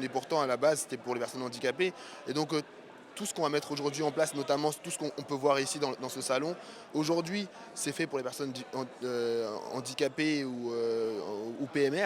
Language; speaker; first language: French; native; French